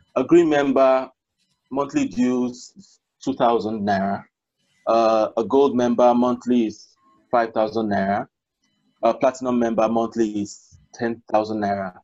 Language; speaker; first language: English; non-native, local second language; Yoruba